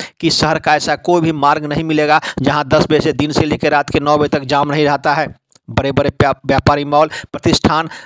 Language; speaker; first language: Hindi; native; Hindi